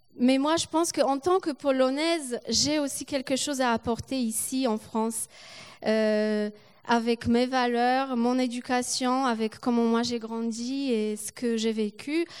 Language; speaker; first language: French; non-native, fluent; Polish